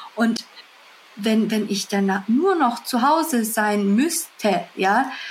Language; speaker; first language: German; early bilingual, other home language; Russian